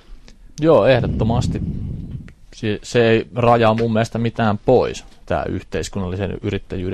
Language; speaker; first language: Finnish; native; Finnish